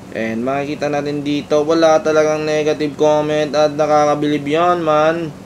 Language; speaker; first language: Filipino; non-native, local second language; Cebuano